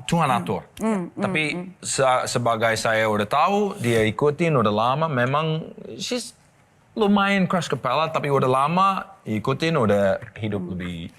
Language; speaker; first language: Indonesian; non-native, learner; English